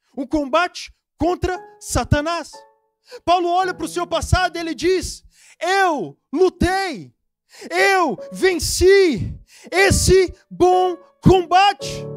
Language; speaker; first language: Portuguese; native; Portuguese